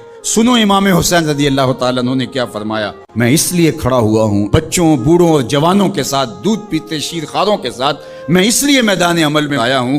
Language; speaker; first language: Urdu; native; Urdu